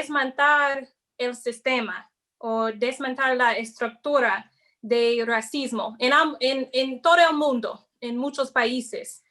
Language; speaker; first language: Spanish; non-native, fluent; English